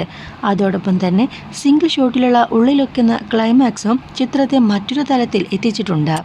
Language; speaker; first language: Malayalam; native; Malayalam